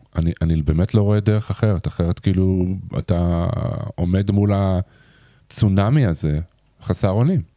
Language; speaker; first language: Hebrew; native; Hebrew